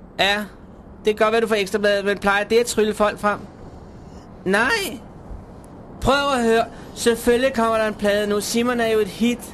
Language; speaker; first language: Danish; native; Danish